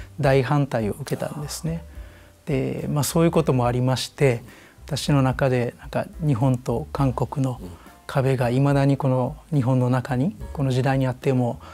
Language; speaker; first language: Japanese; native; Japanese